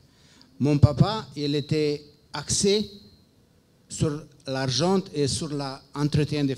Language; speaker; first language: French; non-native, fluent; Romanian